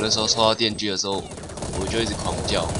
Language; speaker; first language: Chinese; native; Chinese